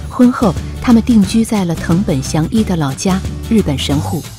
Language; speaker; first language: Chinese; native; Chinese